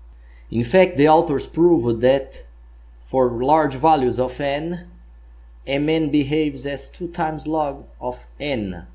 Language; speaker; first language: English; non-native, fluent; Portuguese